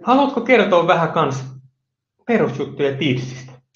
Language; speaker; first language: Finnish; native; Finnish